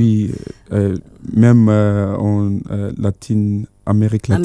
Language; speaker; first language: French; non-native, fluent; Yoruba